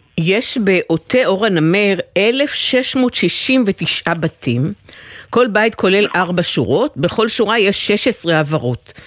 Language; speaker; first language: Hebrew; native; Hebrew